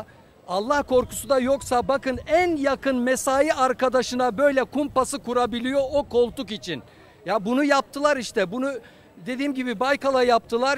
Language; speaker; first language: Turkish; native; Turkish